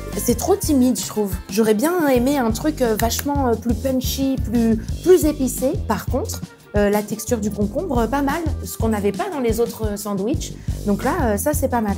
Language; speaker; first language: French; native; French